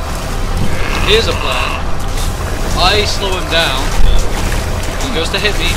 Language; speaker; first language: English; native; English